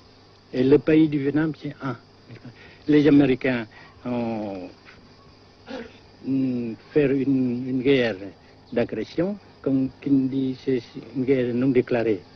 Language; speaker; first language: French; non-native, fluent; Vietnamese